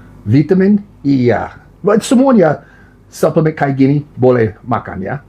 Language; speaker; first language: Indonesian; non-native, learner; English